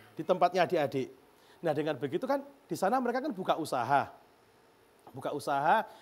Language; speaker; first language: Indonesian; native; Indonesian